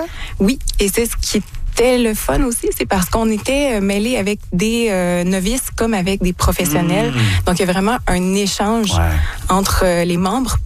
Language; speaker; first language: French; native; French